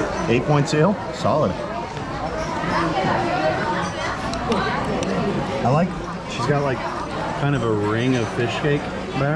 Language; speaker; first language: English; native; English